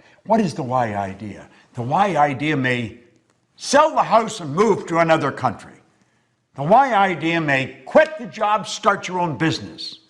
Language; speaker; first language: English; native; English